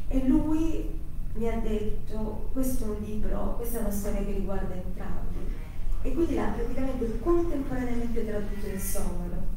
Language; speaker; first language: Italian; early bilingual, heritage; Italian